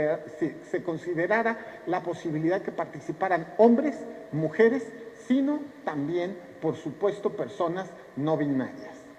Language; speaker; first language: Spanish; native; Spanish